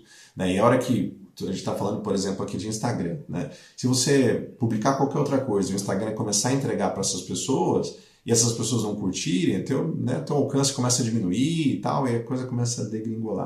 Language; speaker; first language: Portuguese; native; Portuguese